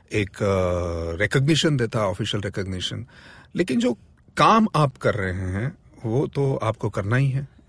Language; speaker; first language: Hindi; non-native, local second language; Marathi